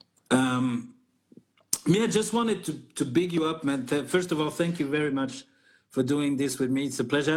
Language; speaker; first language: English; non-native, fluent; Portuguese